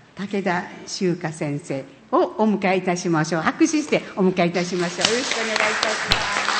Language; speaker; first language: Japanese; native; Japanese